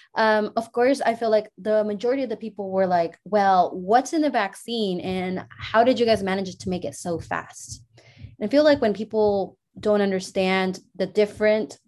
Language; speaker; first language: English; early bilingual, other home language; Spanish